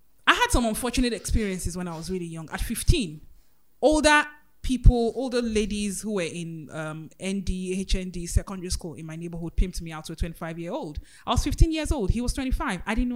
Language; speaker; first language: English; non-native, local second language; Yoruba